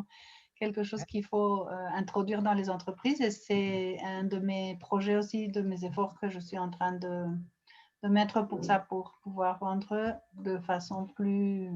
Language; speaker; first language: French; non-native, fluent; Spanish